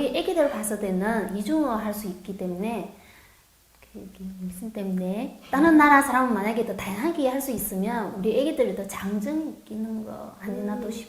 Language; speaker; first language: Korean; non-native, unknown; Chinese